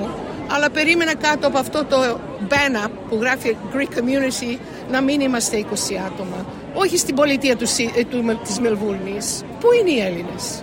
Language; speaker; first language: Greek; early bilingual, heritage; Greek